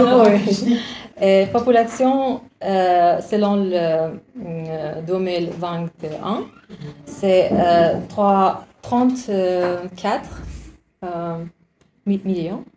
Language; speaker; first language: French; non-native, learner; Uzbek